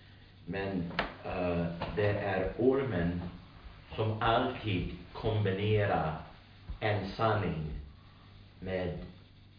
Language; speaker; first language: Swedish; non-native, fluent; English